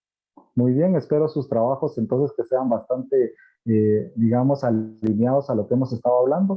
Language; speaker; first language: Spanish; native; Spanish